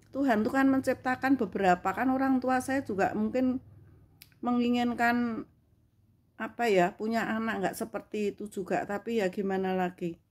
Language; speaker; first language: Indonesian; non-native, local second language; Javanese